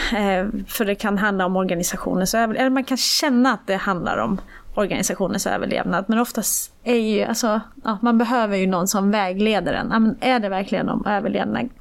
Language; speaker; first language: Swedish; early bilingual, other home language; Persian